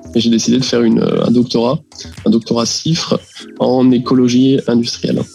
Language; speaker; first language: French; native; French